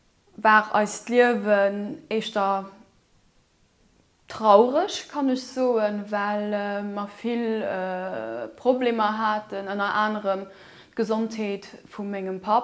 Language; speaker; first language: German; non-native, local second language; Luxembourgish